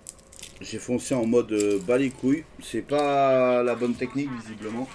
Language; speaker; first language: French; native; French